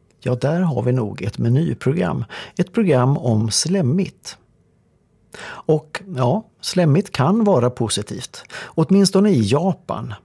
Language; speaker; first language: Swedish; native; Swedish